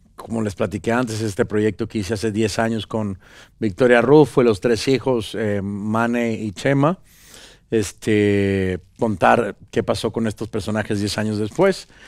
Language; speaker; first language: Spanish; native; Spanish